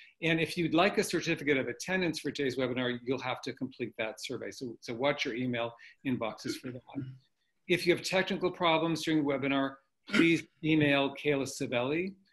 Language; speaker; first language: English; native; English